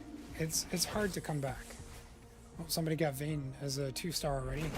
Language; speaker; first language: English; native; English